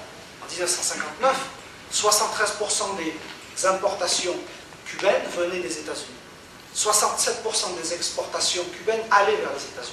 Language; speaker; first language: French; native; French